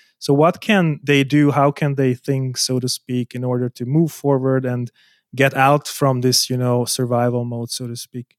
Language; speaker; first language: English; non-native, fluent; Hungarian